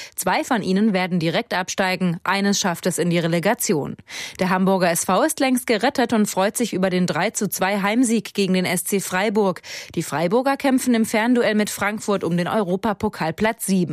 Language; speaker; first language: German; native; German